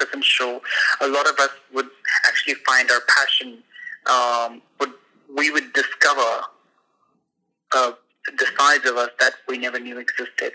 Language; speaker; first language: English; non-native, local second language; Hindi